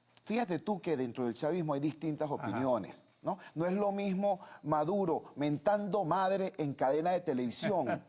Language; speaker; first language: Spanish; native; Spanish